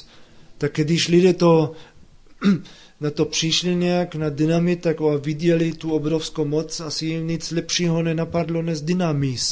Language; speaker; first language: Czech; non-native, fluent; German